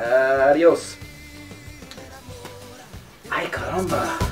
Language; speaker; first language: Spanish; non-native, learner; English